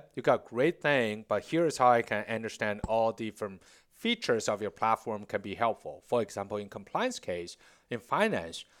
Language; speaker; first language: English; non-native, fluent; Chinese